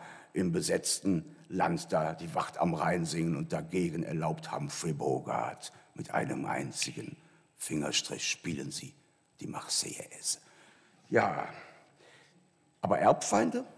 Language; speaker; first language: German; native; German